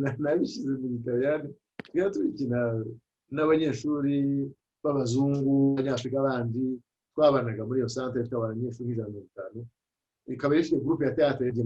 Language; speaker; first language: Kinyarwanda; early bilingual, heritage; Kinyarwanda